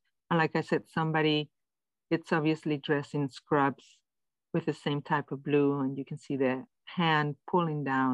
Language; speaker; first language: English; non-native, fluent; Spanish